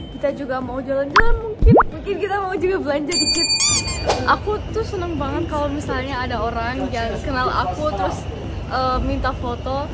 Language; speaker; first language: Indonesian; early bilingual, other home language; Russian